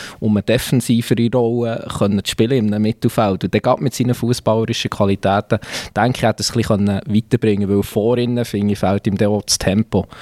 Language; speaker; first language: German; native; German